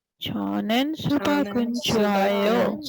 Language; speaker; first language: Korean; non-native, learner; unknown